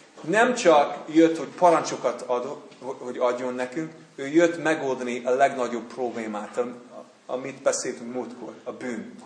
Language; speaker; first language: Hungarian; non-native, learner; English